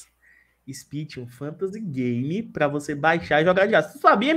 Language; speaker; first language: Portuguese; native; Portuguese